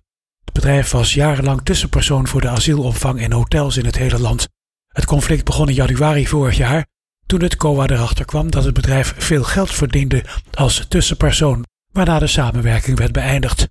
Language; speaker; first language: Dutch; native; Dutch